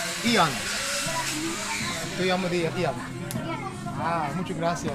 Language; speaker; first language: Spanish; non-native, learner; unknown